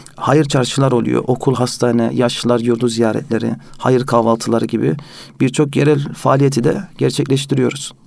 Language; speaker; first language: Turkish; early bilingual, heritage; Turkish